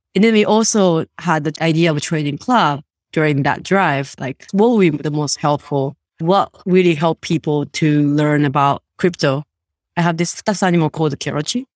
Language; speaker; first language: English; non-native, fluent; Japanese